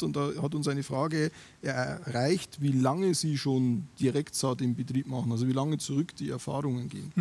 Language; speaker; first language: German; native; German